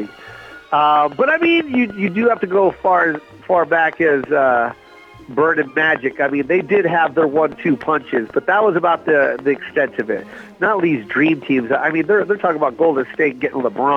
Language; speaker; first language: English; native; English